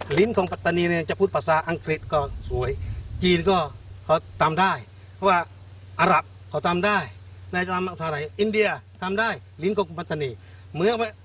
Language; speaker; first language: Thai; non-native, local second language; Malay